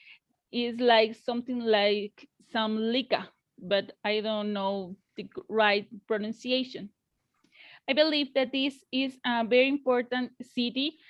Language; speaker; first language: English; non-native, learner; Spanish